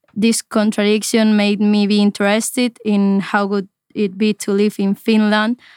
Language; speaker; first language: English; non-native, fluent; Spanish